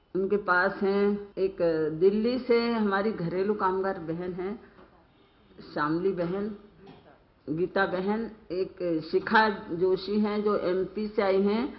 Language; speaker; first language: Hindi; native; Hindi